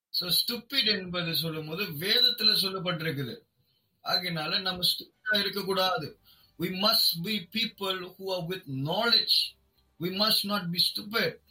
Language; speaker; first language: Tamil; non-native, local second language; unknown